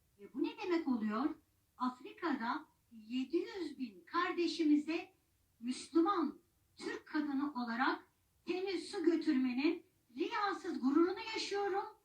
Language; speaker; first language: Turkish; native; Turkish